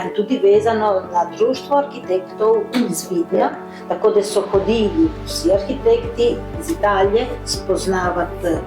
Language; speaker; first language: Slovenian; early bilingual, heritage; Slovenian